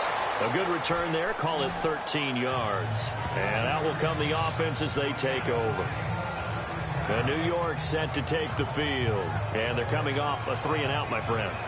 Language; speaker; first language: English; native; English